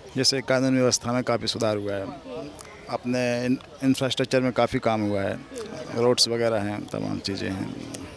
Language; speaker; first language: Hindi; native; Hindi